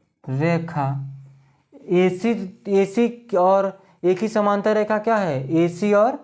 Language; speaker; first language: Hindi; native; Hindi